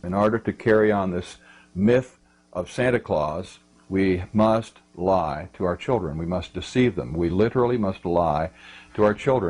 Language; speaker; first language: English; native; English